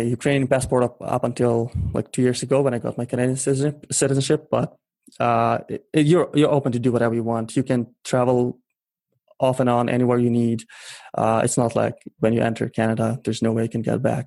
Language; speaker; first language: English; non-native, fluent; Ukrainian